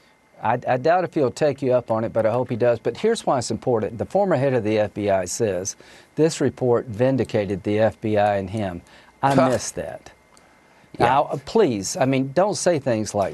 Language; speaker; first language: English; native; English